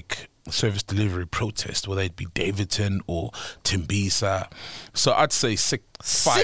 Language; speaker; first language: English; non-native, local second language; Zulu